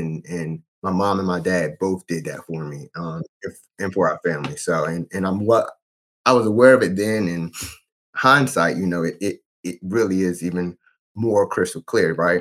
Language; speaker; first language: English; native; English